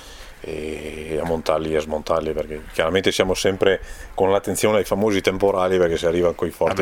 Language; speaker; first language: Italian; native; Italian